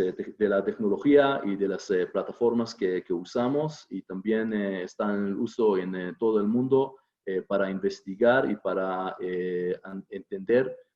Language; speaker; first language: Spanish; non-native, fluent; Hebrew